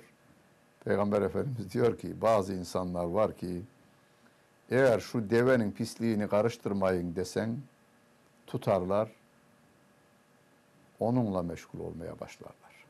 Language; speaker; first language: Turkish; native; Turkish